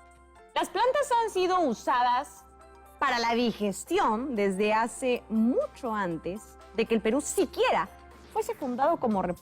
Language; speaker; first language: Spanish; native; Spanish